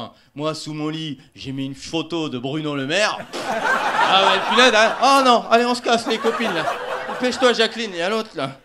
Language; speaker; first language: French; native; French